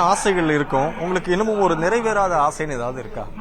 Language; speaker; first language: Tamil; native; Tamil